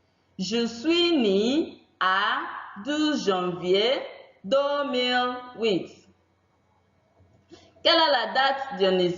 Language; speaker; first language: French; non-native, fluent; Igbo